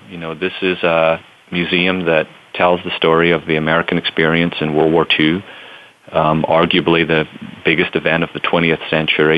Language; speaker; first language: English; native; English